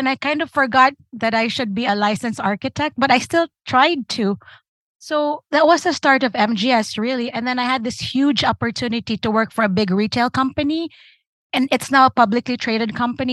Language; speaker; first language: English; non-native, local second language; Cebuano